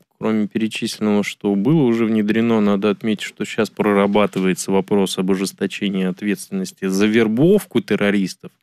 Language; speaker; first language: Russian; native; Russian